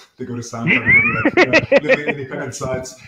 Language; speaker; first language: English; non-native, fluent; German